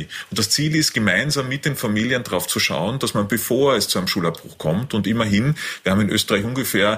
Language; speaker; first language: German; native; German